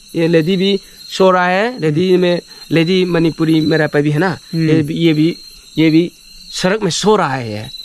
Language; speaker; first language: Hindi; non-native, local second language; Manipuri